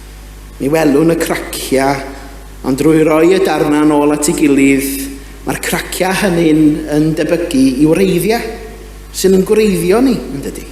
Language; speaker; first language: Welsh; native; Welsh